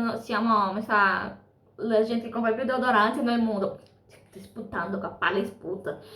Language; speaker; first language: Italian; non-native, fluent; Portuguese